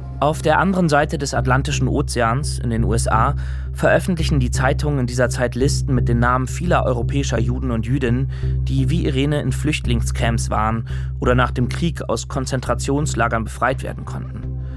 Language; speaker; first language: German; native; German